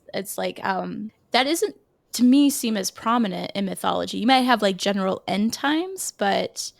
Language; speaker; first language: English; native; English